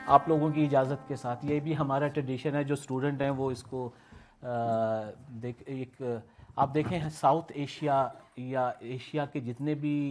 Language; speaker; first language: Urdu; native; Urdu